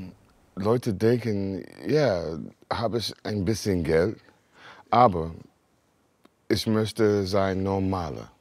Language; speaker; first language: German; non-native, learner; English